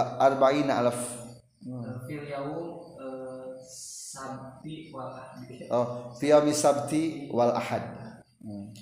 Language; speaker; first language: Arabic; non-native, fluent; Indonesian